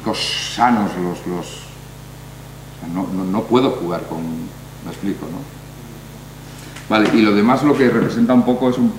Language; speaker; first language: Spanish; native; Spanish